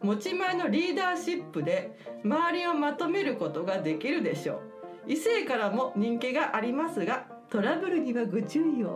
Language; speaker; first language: Japanese; native; Japanese